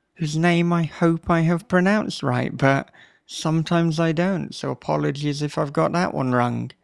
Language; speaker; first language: English; native; English